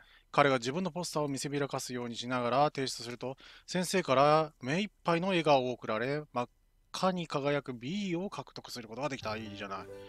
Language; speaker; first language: Japanese; native; Japanese